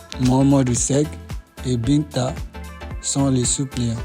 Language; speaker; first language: French; non-native, learner; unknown